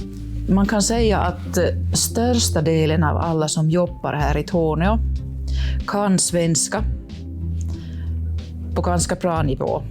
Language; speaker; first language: Swedish; non-native, local second language; Finnish